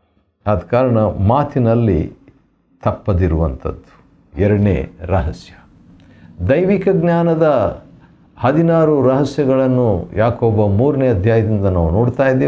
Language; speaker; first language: Kannada; native; Kannada